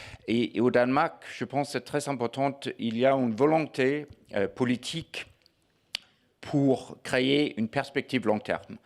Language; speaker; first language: French; non-native, fluent; Danish